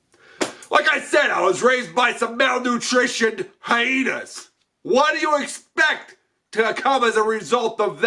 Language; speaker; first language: English; native; English